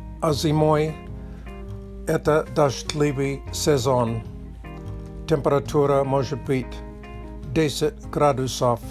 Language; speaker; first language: Russian; non-native, learner; English